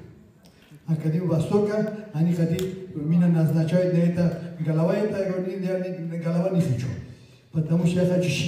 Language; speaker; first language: Russian; non-native, learner; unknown